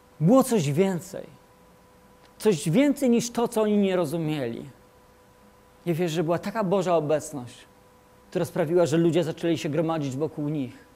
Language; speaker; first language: Polish; early bilingual, heritage; Polish